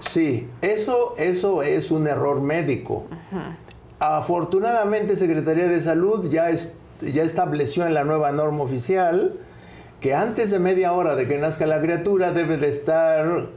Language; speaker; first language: Spanish; native; Spanish